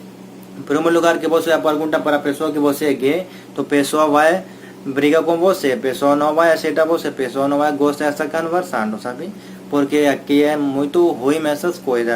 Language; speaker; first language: Portuguese; non-native, learner; Hindi